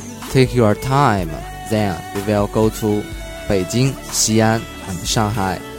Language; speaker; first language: English; non-native, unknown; Chinese